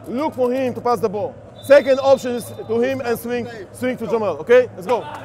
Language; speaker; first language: English; non-native, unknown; Polish